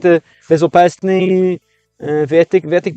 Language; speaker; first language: Russian; non-native, learner; English